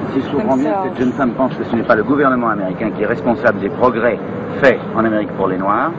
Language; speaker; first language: French; native; French